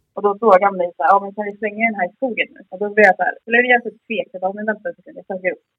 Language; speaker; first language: Swedish; native; Swedish